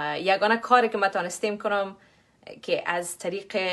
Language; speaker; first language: Persian; early bilingual, heritage; Persian